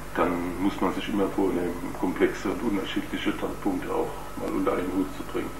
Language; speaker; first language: German; native; German